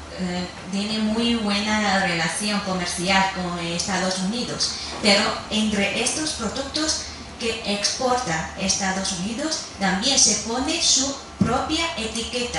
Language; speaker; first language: Spanish; non-native, fluent; Chinese